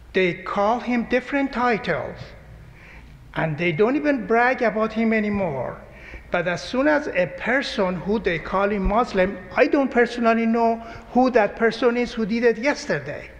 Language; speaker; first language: English; non-native, fluent; Persian